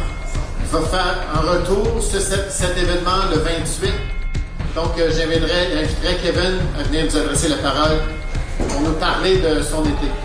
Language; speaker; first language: French; native; French